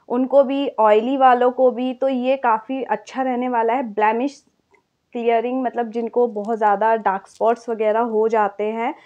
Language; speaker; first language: Hindi; native; Hindi